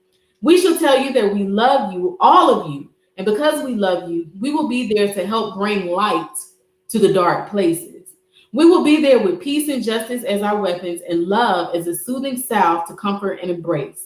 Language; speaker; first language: English; native; English